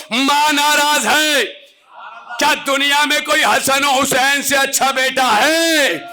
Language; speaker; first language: Urdu; native; Urdu